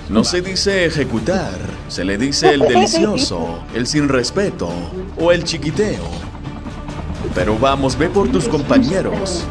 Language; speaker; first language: Spanish; native; Spanish